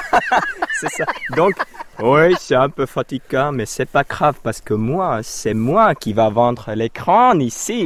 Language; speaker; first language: French; non-native, fluent; Finnish